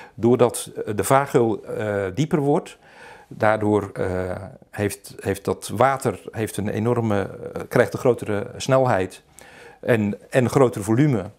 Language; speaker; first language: Dutch; native; Dutch